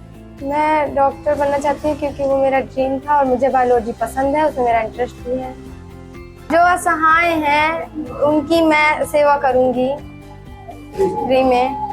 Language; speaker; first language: Hindi; native; Hindi